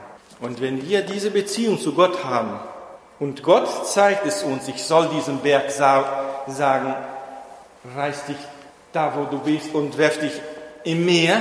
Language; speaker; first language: German; non-native, fluent; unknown